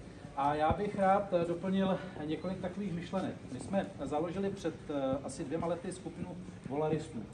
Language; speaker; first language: Czech; native; Czech